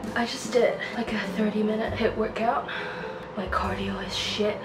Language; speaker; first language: English; early bilingual, other home language; Chinese